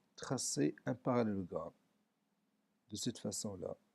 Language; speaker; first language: French; non-native, local second language; Arabic